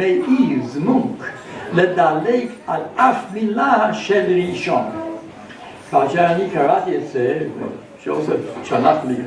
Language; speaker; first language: Hebrew; non-native, fluent; German